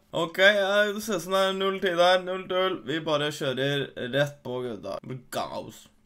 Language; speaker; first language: Norwegian; early bilingual, other home language; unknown